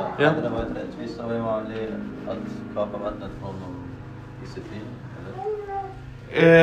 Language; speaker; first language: Swedish; early bilingual, other home language; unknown